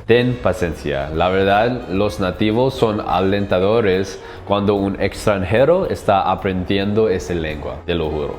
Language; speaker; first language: Spanish; non-native, learner; English